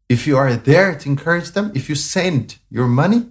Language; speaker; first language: English; non-native, fluent; Amharic